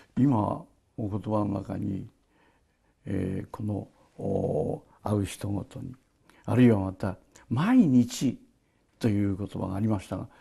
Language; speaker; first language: Japanese; native; Japanese